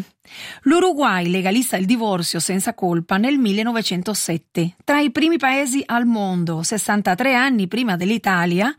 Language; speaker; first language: Italian; native; Italian